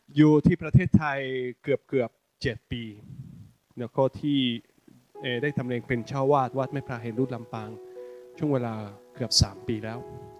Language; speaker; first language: Thai; non-native, fluent; Spanish